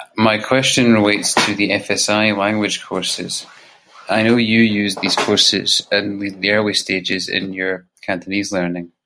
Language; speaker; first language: English; native; English